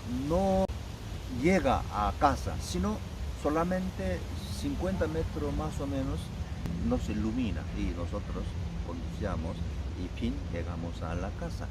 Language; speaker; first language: Spanish; non-native, learner; Korean